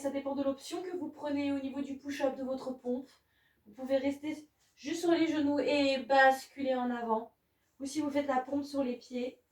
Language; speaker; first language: French; native; French